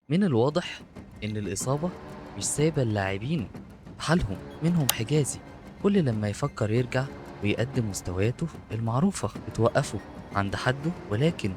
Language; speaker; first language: Arabic; native; Arabic